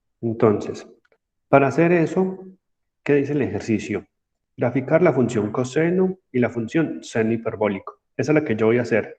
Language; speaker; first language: Spanish; native; Spanish